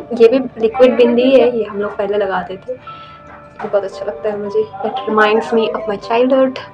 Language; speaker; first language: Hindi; non-native, local second language; Bangla